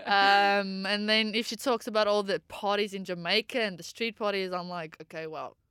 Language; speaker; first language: English; non-native, local second language; Afrikaans